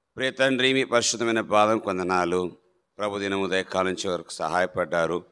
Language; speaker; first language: Telugu; non-native, local second language; Malayalam